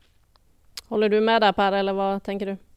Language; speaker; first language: Swedish; native; Swedish